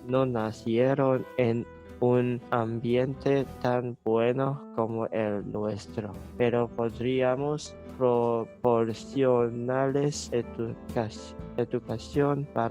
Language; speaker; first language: Spanish; non-native, learner; Cantonese